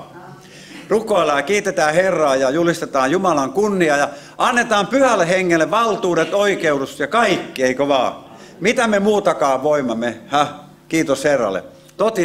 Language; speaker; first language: Finnish; native; Finnish